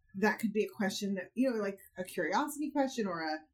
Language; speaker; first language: English; native; English